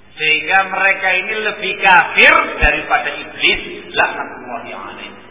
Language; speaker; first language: Indonesian; non-native, local second language; Javanese